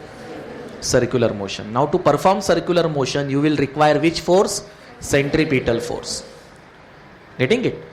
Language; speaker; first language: English; non-native, local second language; Marathi